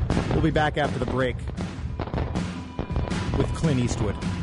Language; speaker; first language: English; native; English